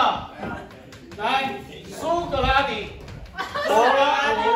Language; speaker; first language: Chinese; native; Chinese